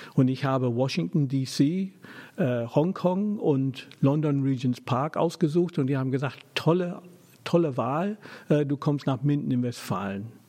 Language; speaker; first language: German; non-native, fluent; English